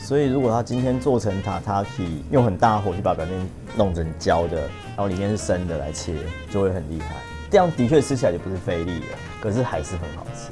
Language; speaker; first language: Chinese; native; Chinese